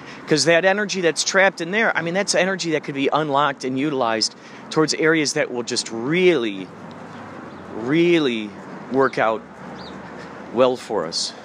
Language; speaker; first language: English; native; English